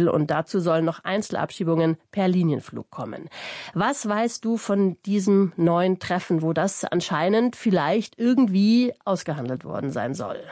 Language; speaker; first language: German; native; German